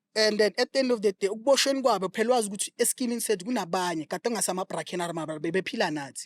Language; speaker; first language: Zulu; non-native, local second language; Southern Sotho